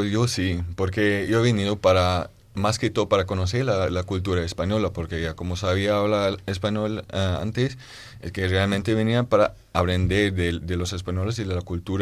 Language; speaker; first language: Spanish; non-native, fluent; German